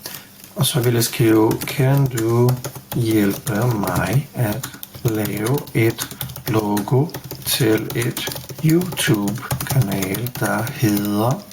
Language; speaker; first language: Danish; non-native, fluent; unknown